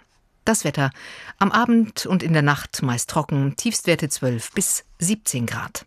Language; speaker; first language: German; native; German